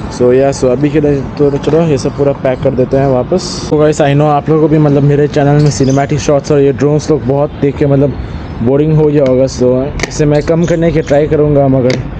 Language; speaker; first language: Hindi; non-native, local second language; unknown